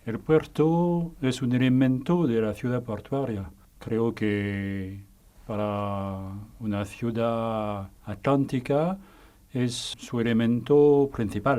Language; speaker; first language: Spanish; non-native, fluent; French